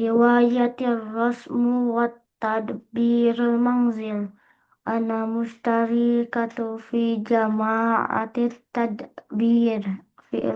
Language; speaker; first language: Arabic; non-native, learner; Indonesian